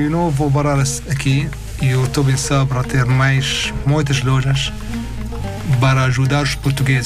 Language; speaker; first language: Portuguese; non-native, learner; Arabic